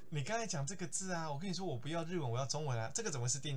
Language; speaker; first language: Chinese; native; Chinese